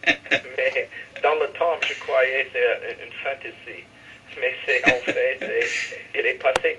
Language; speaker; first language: French; non-native, fluent; English